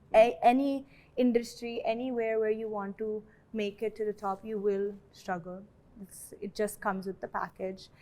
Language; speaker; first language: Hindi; non-native, fluent; English